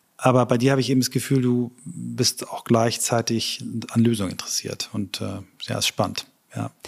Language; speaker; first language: German; native; German